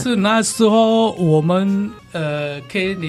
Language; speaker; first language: Chinese; non-native, learner; Balinese